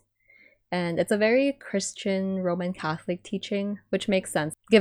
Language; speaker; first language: English; non-native, local second language; Iloko